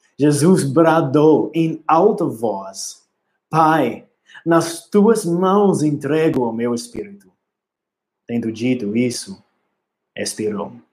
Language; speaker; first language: Portuguese; non-native, learner; English